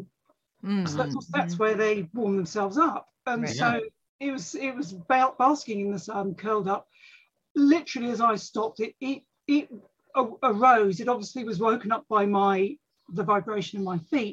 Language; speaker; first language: English; native; English